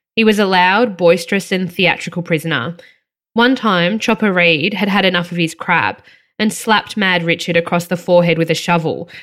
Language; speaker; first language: English; native; English